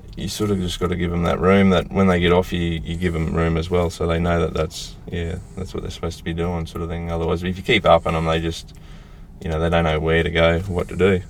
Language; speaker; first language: English; native; English